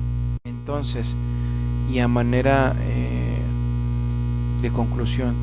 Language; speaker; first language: Spanish; native; Spanish